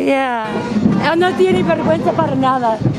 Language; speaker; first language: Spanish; non-native, learner; English